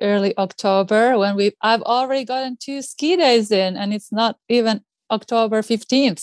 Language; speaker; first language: English; non-native, fluent; Finnish